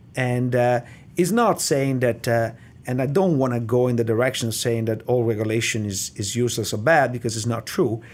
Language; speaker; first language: English; non-native, fluent; Italian